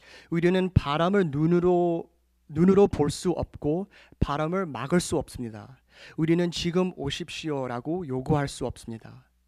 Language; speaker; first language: Korean; early bilingual, heritage; Korean